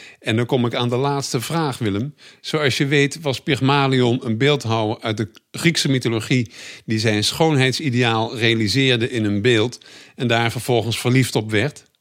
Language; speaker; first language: Dutch; native; Dutch